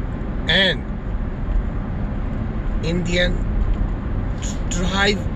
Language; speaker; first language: English; non-native, fluent; Urdu